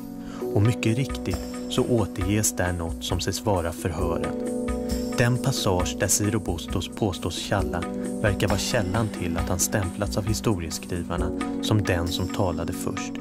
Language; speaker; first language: Swedish; native; Swedish